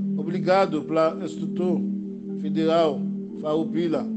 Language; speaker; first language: Portuguese; non-native, learner; Haitian Creole